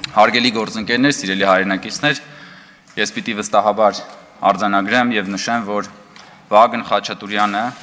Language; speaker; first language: Armenian; native; Armenian